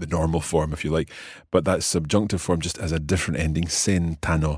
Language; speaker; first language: English; native; English